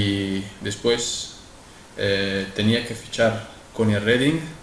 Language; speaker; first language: Spanish; non-native, fluent; Arabic